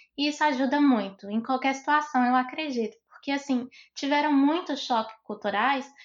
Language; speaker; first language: Portuguese; native; Portuguese